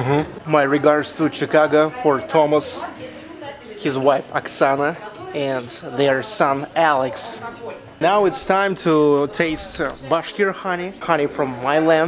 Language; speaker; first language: English; non-native, fluent; Russian